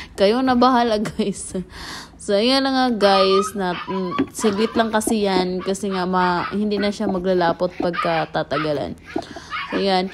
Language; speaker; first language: Filipino; non-native, local second language; Cebuano